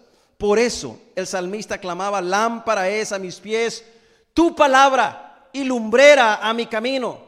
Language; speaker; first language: Spanish; native; Spanish